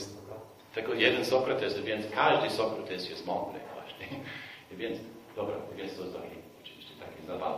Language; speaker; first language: Polish; non-native, fluent; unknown